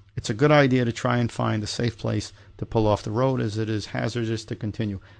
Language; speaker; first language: English; native; English